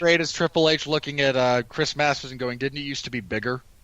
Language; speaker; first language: English; native; English